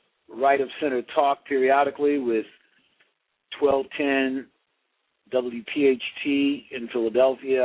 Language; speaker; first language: English; native; English